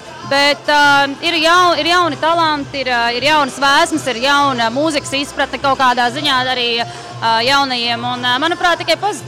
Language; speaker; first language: Latvian; native; Latvian